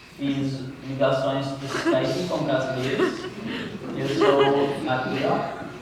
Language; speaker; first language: Portuguese; non-native, learner; English